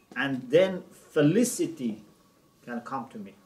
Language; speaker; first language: English; non-native, fluent; Persian